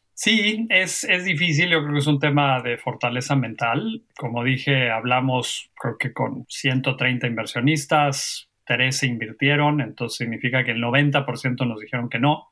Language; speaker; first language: Spanish; native; Spanish